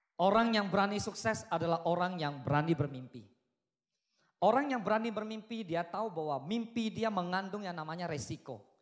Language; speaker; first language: Indonesian; native; Indonesian